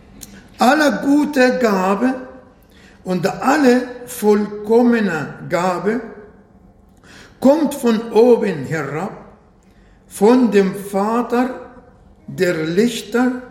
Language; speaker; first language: German; non-native, fluent; Arabic